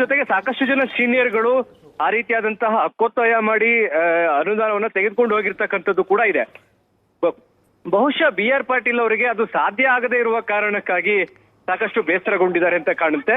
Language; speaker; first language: Kannada; native; Kannada